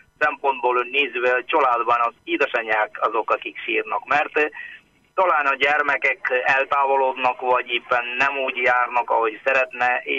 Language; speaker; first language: Hungarian; non-native, fluent; Malayalam